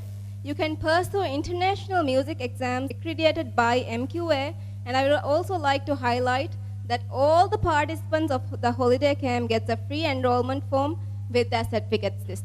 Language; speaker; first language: English; non-native, local second language; Divehi